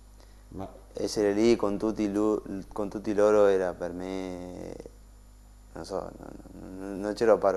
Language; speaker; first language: Italian; non-native, learner; Spanish